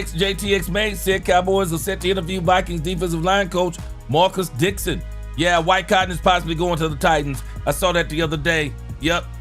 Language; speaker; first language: English; native; English